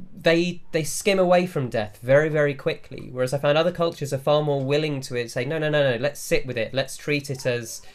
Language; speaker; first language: English; native; English